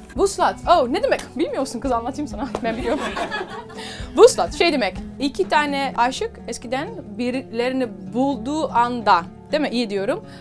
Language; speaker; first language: Turkish; early bilingual, heritage; Turkish